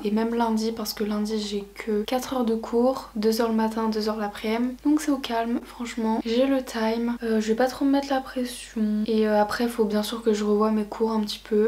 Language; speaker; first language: French; native; French